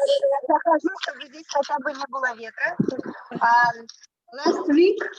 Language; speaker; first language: Russian; native; Russian